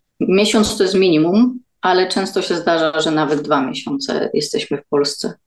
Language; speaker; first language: Polish; native; Polish